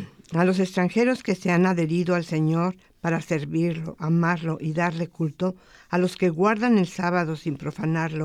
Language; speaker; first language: Spanish; native; Spanish